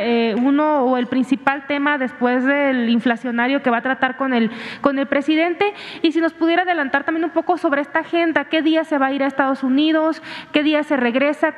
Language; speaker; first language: Spanish; native; Spanish